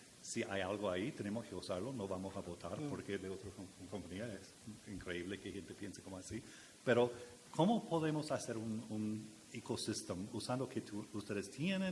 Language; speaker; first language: Spanish; non-native, learner; English